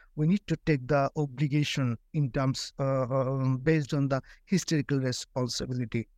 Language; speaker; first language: English; non-native, local second language; Bangla